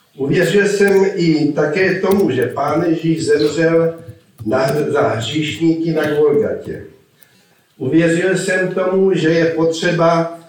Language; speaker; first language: Czech; native; Czech